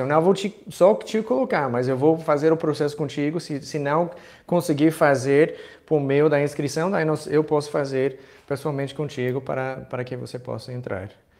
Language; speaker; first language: Portuguese; non-native, fluent; English